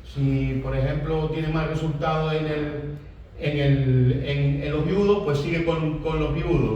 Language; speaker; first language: Spanish; native; Spanish